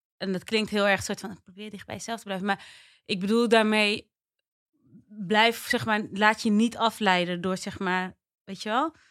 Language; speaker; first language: Dutch; native; Dutch